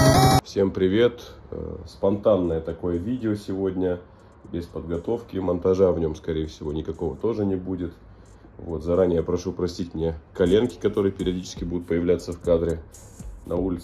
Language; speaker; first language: Russian; native; Russian